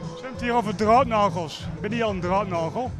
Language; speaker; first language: Dutch; native; Dutch